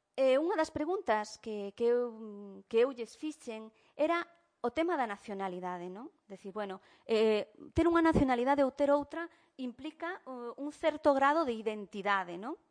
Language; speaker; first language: Galician; early bilingual, heritage; Galician